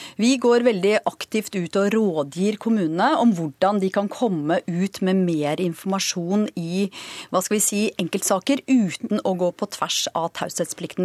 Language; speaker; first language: Norwegian; native; Norwegian